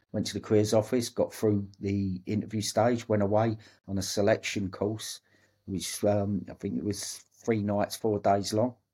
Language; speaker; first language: English; native; English